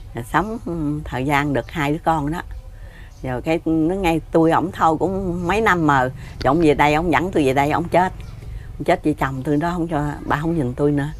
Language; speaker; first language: Vietnamese; native; Vietnamese